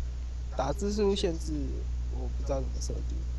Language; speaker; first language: Chinese; native; Chinese